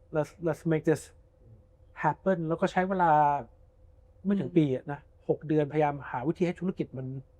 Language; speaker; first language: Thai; early bilingual, heritage; Thai